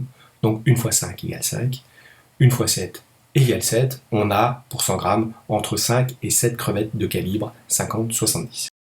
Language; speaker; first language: French; native; French